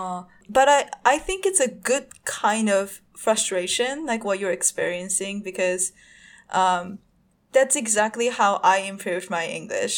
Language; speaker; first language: English; non-native, fluent; Japanese